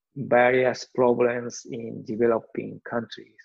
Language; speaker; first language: English; non-native, learner; Japanese